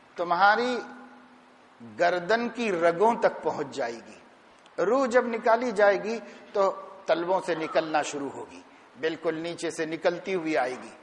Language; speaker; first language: Urdu; native; Urdu